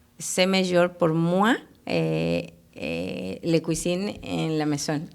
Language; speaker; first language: French; non-native, learner; Spanish